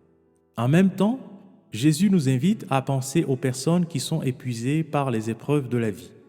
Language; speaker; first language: French; non-native, local second language; Kinyarwanda